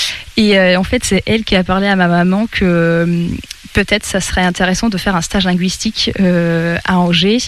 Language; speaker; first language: French; non-native, fluent; Russian